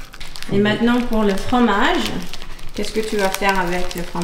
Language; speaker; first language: French; early bilingual, heritage; English